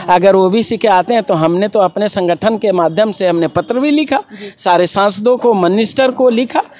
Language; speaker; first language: Hindi; native; Hindi